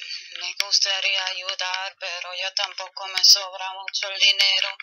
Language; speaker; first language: Spanish; non-native, fluent; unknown